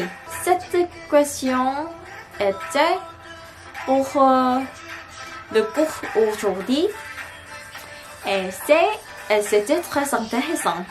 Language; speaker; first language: French; non-native, learner; Korean